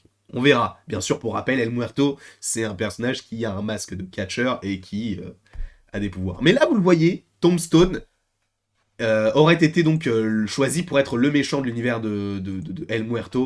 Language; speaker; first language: French; native; French